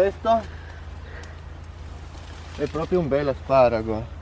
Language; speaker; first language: Italian; native; Italian